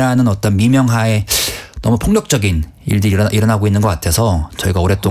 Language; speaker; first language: Korean; native; Korean